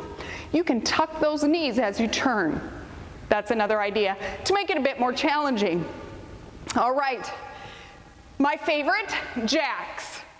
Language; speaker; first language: English; native; English